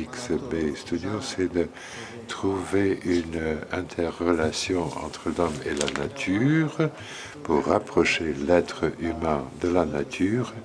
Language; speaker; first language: French; non-native, fluent; Polish